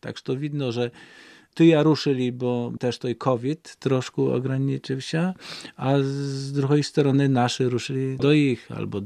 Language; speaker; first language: Polish; non-native, local second language; Ukrainian